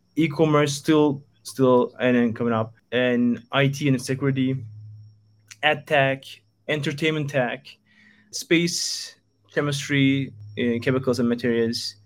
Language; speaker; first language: English; non-native, fluent; Turkish